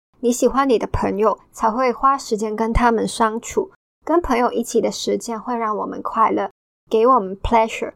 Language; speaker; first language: Chinese; native; Chinese